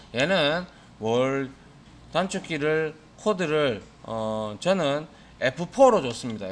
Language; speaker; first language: Korean; native; Korean